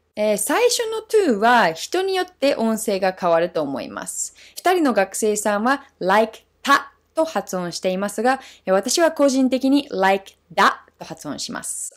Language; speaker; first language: Japanese; non-native, fluent; English